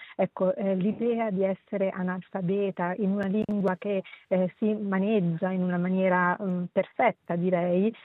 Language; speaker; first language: Italian; early bilingual, other home language; Sinhala